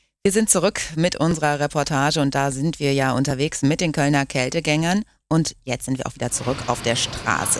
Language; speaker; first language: German; native; German